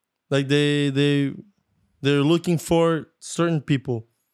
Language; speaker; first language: English; native; English